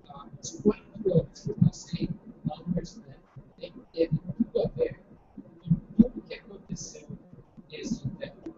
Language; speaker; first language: Portuguese; non-native, fluent; English